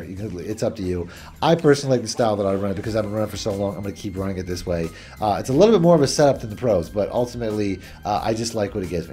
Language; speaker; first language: English; native; English